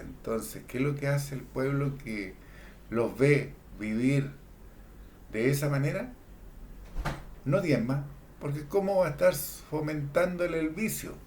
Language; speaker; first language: Spanish; native; Spanish